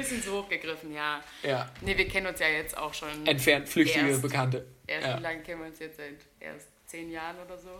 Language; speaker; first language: German; native; German